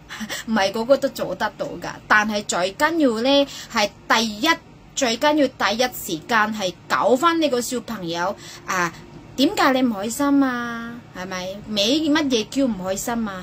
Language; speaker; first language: Cantonese; non-native, fluent; Indonesian